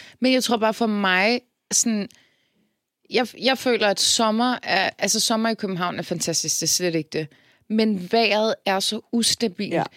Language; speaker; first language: Danish; early bilingual, other home language; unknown